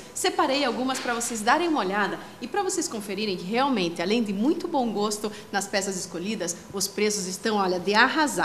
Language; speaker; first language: Portuguese; native; Portuguese